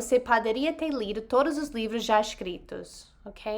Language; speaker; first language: Portuguese; non-native, fluent; English